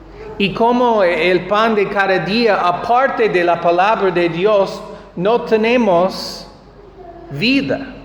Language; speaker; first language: Spanish; non-native, fluent; English